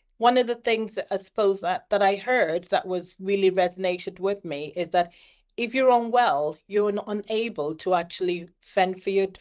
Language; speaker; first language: English; native; English